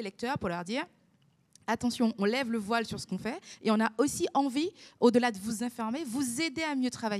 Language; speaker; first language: French; native; French